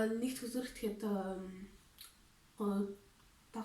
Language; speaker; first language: Mongolian; early bilingual, heritage; Mongolian